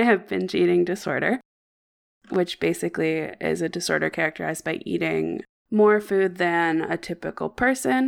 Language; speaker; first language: English; native; English